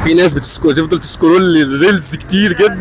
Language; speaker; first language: Arabic; native; Arabic